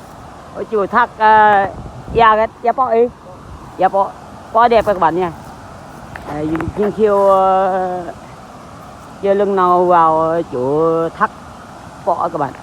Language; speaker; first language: Vietnamese; non-native, local second language; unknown